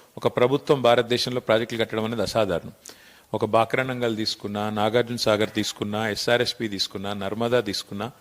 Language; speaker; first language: Telugu; native; Telugu